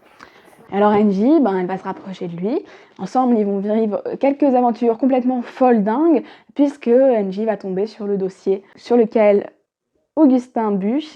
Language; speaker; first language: French; native; French